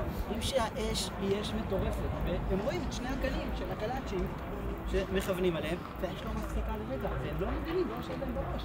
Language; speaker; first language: Hebrew; native; Hebrew